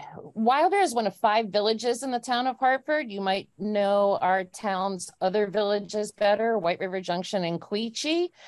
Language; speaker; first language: English; native; English